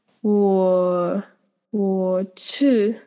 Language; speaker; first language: Chinese; non-native, learner; English